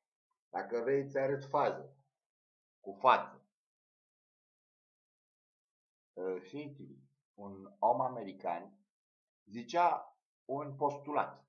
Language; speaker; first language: Romanian; native; Romanian